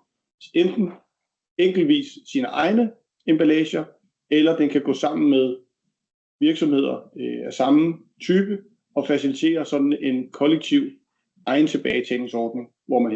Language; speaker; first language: Danish; native; Danish